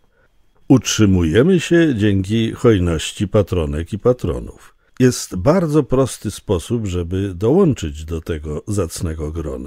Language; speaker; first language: Polish; native; Polish